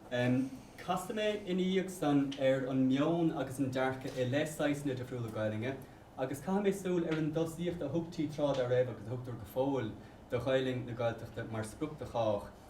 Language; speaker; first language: Irish; native; Irish